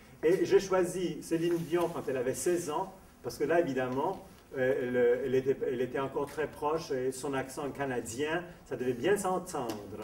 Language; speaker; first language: French; non-native, fluent; Italian